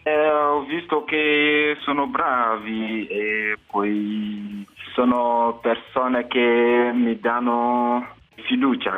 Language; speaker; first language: Italian; non-native, fluent; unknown